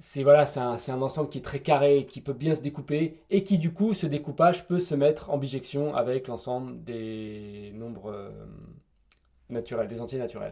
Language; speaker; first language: French; native; French